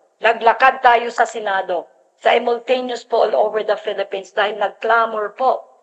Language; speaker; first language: Filipino; native; Filipino